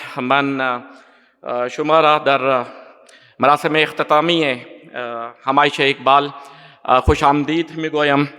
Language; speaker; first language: Persian; non-native, learner; Urdu